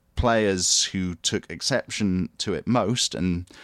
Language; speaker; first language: English; native; English